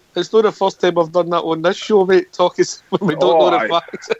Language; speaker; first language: English; native; English